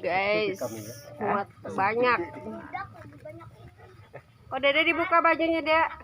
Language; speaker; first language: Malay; non-native, local second language; Sundanese